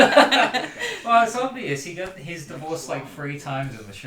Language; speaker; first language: English; native; English